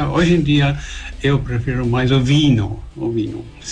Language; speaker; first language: Portuguese; non-native, learner; German